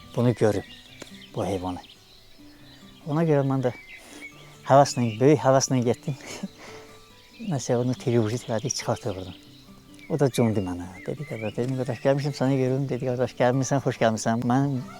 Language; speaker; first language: Azerbaijani; non-native, local second language; Talysh